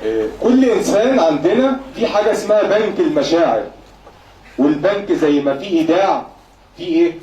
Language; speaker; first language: Arabic; native; Arabic